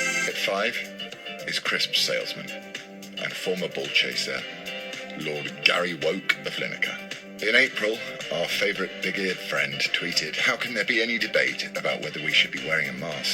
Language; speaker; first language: English; native; English